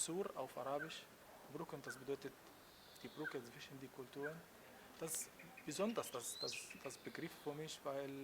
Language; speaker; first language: German; non-native, learner; Arabic